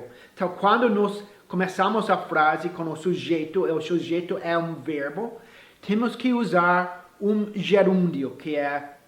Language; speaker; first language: Portuguese; non-native, fluent; English